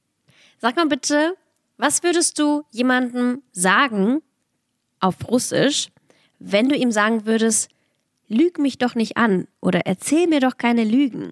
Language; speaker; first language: German; early bilingual, other home language; Russian